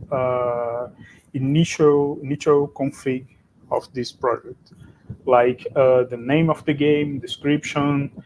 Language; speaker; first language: English; non-native, fluent; Portuguese